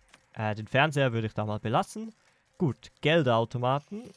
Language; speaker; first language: German; native; German